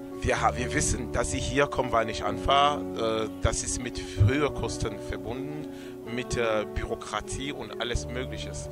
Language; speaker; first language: German; non-native, learner; French